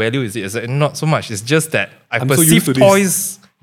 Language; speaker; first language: English; non-native, local second language; Min Nan Chinese